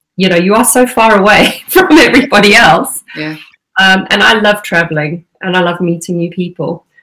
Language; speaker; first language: English; native; English